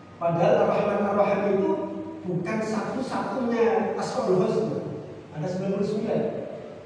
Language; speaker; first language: Indonesian; non-native, local second language; Javanese